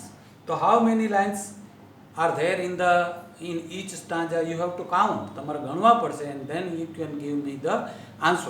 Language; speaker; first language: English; non-native, local second language; Gujarati